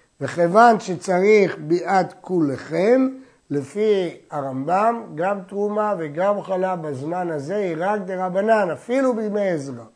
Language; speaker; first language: Hebrew; native; Hebrew